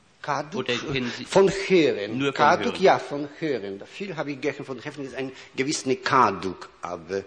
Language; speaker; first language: German; non-native, fluent; Polish